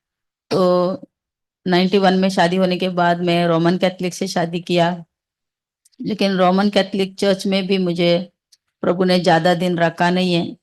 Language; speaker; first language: Hindi; non-native, local second language; Malayalam